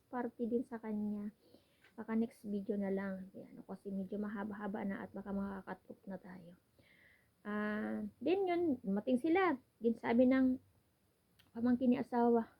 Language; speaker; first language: Filipino; non-native, local second language; Cebuano